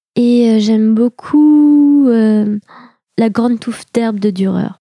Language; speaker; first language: French; native; French